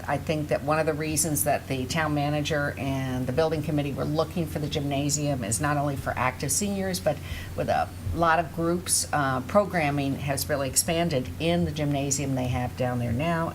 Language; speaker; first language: English; native; English